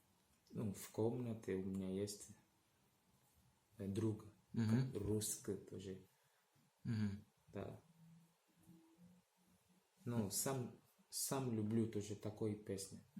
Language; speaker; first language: Russian; non-native, learner; Portuguese